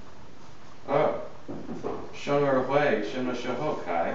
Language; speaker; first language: Chinese; non-native, learner; English